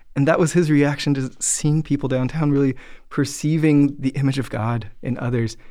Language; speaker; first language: English; native; English